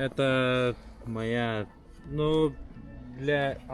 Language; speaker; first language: Russian; non-native, learner; Lithuanian